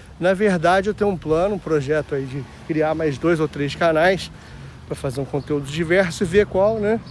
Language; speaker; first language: Portuguese; native; Portuguese